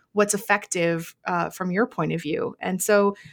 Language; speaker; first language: English; native; English